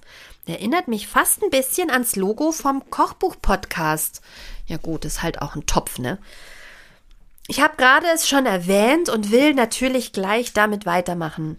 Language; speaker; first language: German; native; German